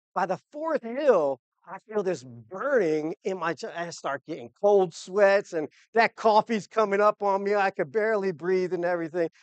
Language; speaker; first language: English; native; English